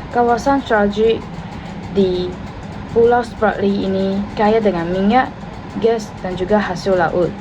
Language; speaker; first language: Malay; non-native, local second language; Chinese